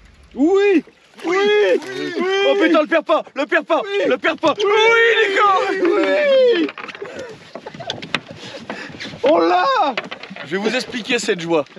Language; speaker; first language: French; native; French